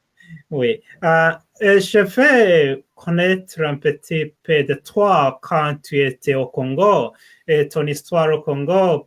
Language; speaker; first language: French; non-native, learner; English